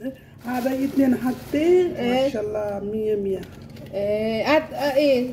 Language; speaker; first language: Arabic; non-native, learner; Nepali